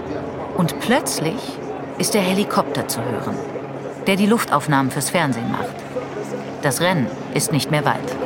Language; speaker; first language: German; native; German